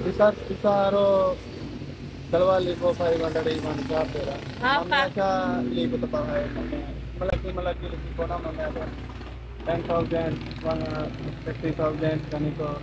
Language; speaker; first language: Filipino; non-native, learner; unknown